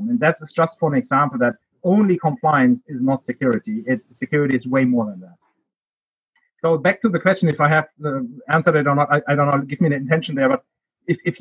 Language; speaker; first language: English; non-native, fluent; German